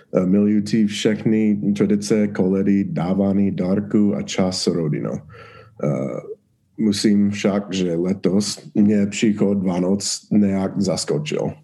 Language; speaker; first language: Czech; non-native, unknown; English